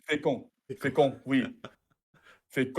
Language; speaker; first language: French; non-native, learner; Russian